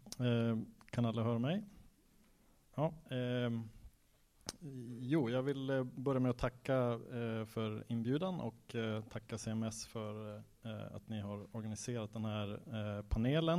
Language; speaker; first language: Swedish; native; Swedish